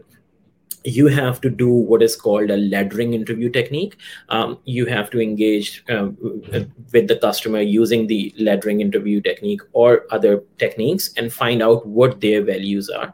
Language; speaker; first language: English; non-native, local second language; Urdu